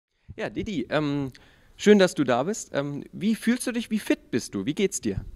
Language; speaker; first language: German; native; German